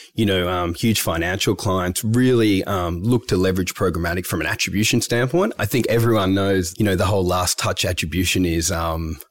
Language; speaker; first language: English; native; English